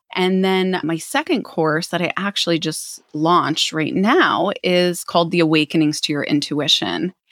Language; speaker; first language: English; native; English